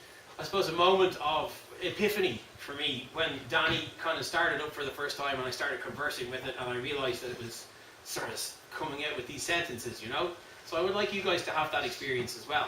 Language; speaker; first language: English; native; English